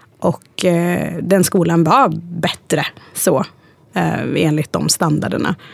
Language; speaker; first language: Swedish; early bilingual, other home language; Arabic